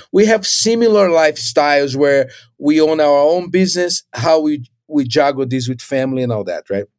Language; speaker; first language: English; non-native, fluent; Portuguese